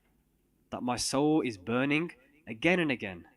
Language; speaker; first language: English; non-native, local second language; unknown